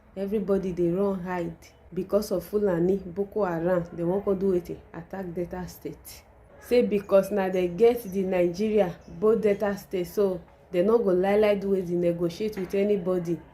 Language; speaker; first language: Nigerian Pidgin; non-native, local second language; Igbo